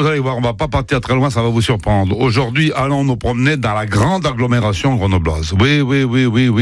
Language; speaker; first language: French; native; French